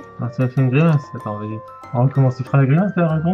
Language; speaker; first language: French; native; French